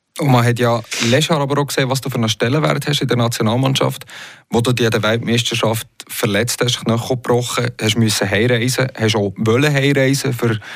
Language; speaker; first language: German; native; German